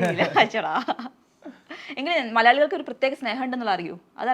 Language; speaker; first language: Malayalam; native; Malayalam